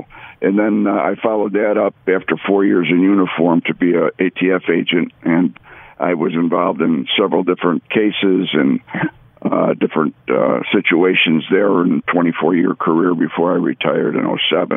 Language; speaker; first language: English; native; English